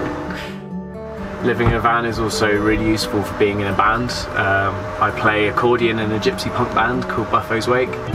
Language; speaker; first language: English; native; English